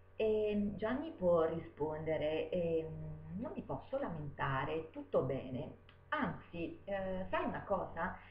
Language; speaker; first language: Italian; native; Italian